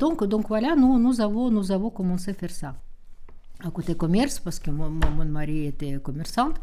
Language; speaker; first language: French; non-native, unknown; Russian